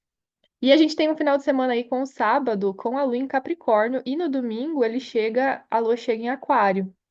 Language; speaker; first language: Portuguese; native; Portuguese